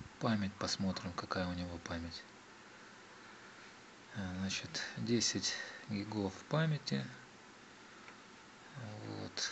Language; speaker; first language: Russian; native; Russian